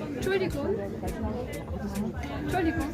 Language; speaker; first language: German; non-native, fluent; Polish